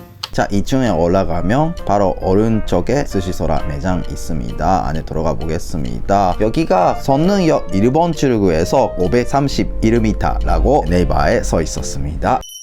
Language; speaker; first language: Korean; non-native, fluent; Japanese